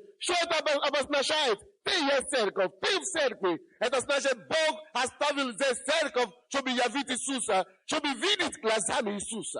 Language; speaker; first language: Russian; non-native, fluent; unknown